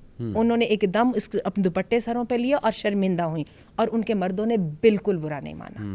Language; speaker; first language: Urdu; native; Urdu